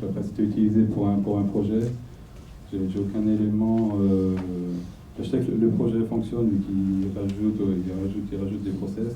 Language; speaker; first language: French; native; French